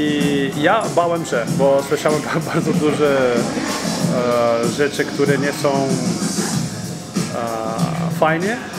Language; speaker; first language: Polish; non-native, learner; Portuguese